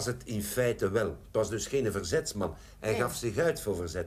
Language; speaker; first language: Dutch; native; Dutch